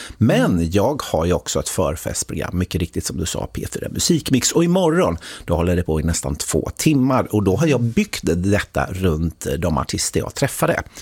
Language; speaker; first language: Swedish; native; Swedish